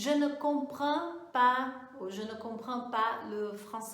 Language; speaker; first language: French; non-native, fluent; Portuguese